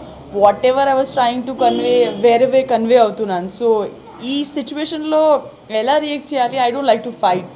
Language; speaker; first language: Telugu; non-native, learner; Gujarati